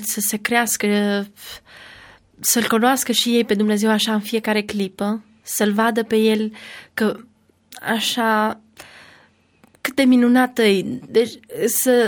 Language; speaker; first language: Romanian; non-native, learner; Albanian